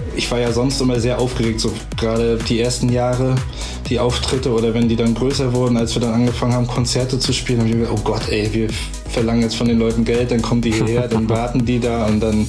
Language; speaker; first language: German; native; German